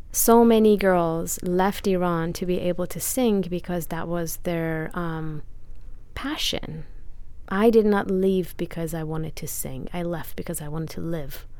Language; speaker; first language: English; non-native, fluent; Persian